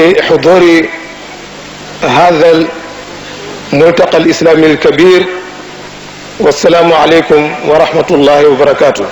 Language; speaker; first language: Arabic; non-native, local second language; Wolof